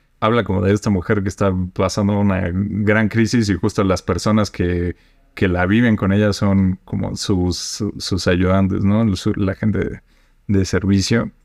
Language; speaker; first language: Spanish; native; Spanish